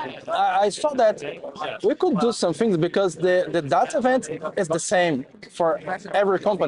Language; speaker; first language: English; non-native, fluent; Portuguese